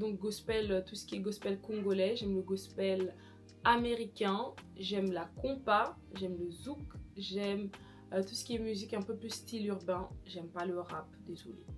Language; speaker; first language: French; native; French